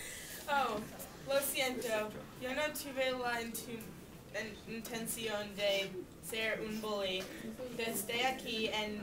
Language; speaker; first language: Spanish; non-native, learner; English